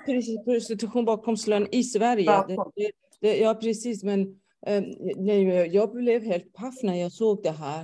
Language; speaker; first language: Swedish; non-native, fluent; Persian